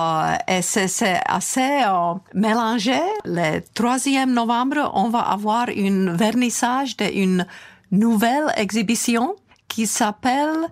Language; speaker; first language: French; non-native, fluent; Czech